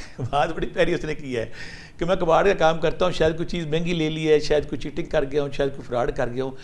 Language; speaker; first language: Urdu; non-native, local second language; Punjabi